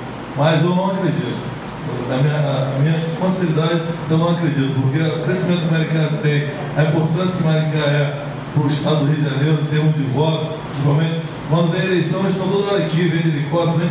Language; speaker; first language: Portuguese; native; Portuguese